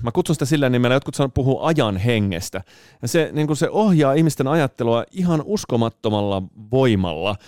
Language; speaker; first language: Finnish; early bilingual, other home language; Italian